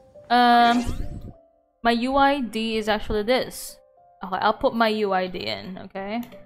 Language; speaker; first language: English; non-native, local second language; Filipino